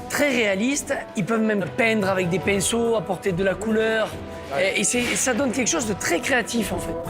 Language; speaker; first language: French; native; French